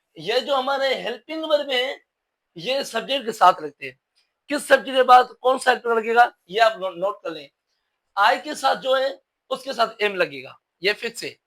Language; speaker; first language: Urdu; non-native, local second language; Sindhi